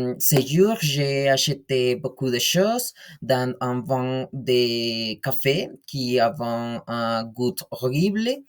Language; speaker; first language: French; non-native, learner; Spanish